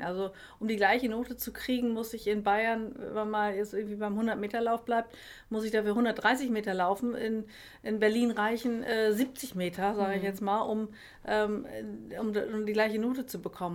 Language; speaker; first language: German; native; German